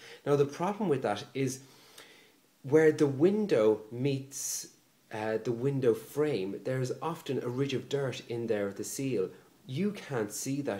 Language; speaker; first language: English; native; English